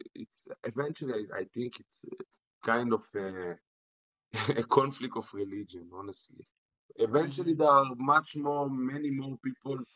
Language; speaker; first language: English; non-native, fluent; Hebrew